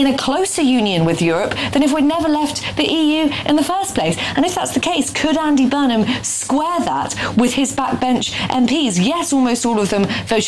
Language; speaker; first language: English; native; English